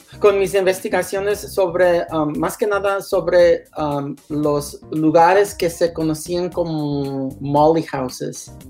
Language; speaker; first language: Spanish; non-native, learner; English